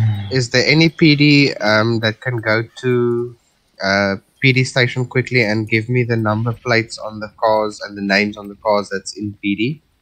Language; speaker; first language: English; non-native, local second language; Afrikaans